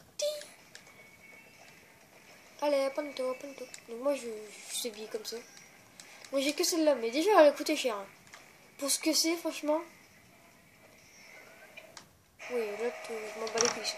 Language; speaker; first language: French; native; French